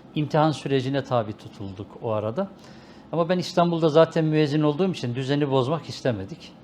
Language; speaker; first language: Turkish; native; Turkish